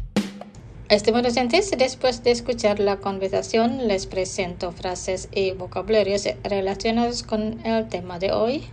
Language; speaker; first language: Spanish; non-native, fluent; Indonesian